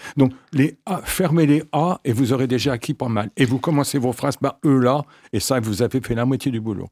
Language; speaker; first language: French; native; French